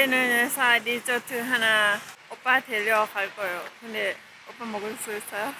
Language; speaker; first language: Korean; non-native, learner; Thai